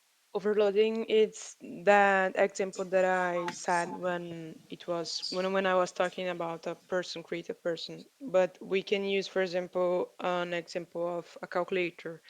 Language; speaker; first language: English; non-native, learner; Portuguese